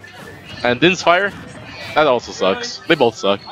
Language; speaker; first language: English; native; English